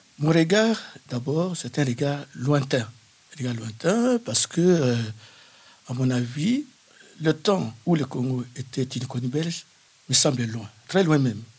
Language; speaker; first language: French; non-native, local second language; Kongo